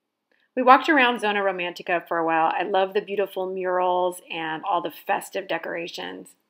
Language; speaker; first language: English; native; English